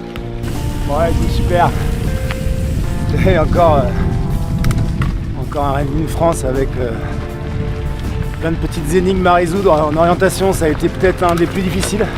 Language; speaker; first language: French; native; French